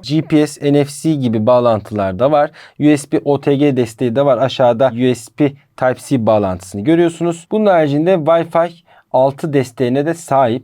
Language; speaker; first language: Turkish; native; Turkish